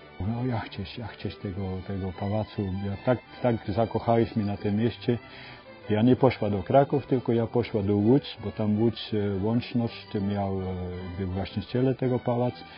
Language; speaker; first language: Polish; non-native, learner; Dutch